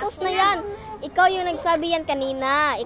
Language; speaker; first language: Filipino; non-native, local second language; Cebuano